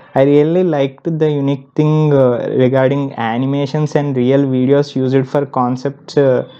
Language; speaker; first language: English; non-native, local second language; Telugu